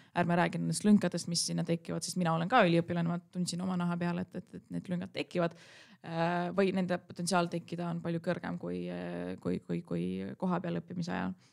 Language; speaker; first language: Estonian; non-native, local second language; Russian